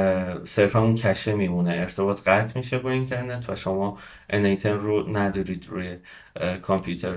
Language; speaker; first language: Persian; native; Persian